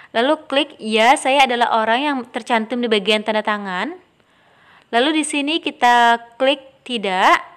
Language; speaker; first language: Indonesian; non-native, local second language; Minangkabau